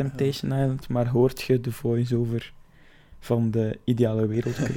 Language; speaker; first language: Dutch; native; Dutch